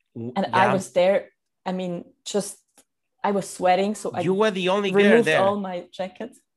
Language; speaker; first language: English; non-native, fluent; Swiss German